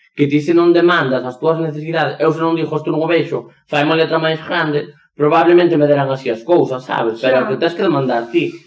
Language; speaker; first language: Galician; non-native, local second language; Spanish